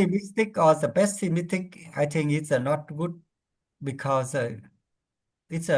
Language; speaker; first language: English; non-native, learner; Vietnamese